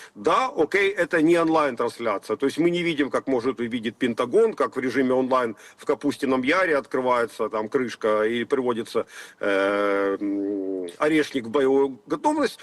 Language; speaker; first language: Russian; native; Russian